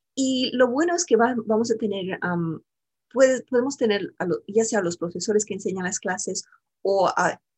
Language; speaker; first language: Spanish; native; Spanish